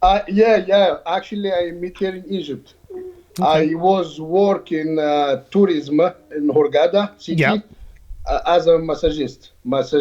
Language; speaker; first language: English; non-native, learner; Arabic